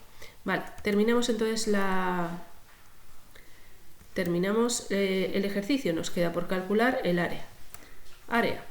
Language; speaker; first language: Spanish; native; Spanish